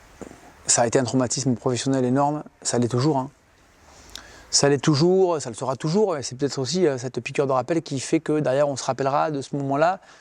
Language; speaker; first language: French; native; French